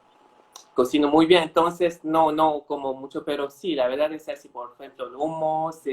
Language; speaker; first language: Spanish; non-native, fluent; Arabic